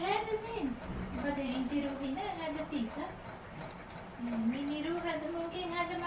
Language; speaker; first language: Arabic; non-native, learner; Filipino